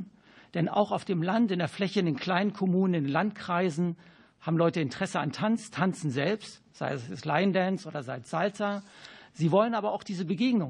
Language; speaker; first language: German; native; German